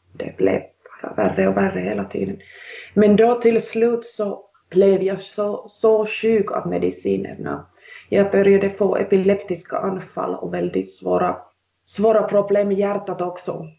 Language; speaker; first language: Swedish; non-native, local second language; Finnish